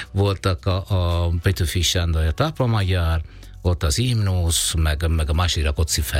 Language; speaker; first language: Hungarian; non-native, fluent; Italian